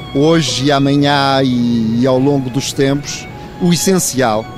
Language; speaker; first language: Portuguese; native; Portuguese